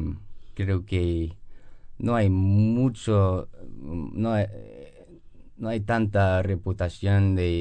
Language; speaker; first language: Spanish; non-native, learner; English